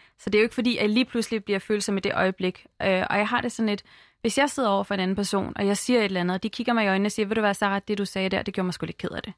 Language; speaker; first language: Danish; early bilingual, other home language; Arabic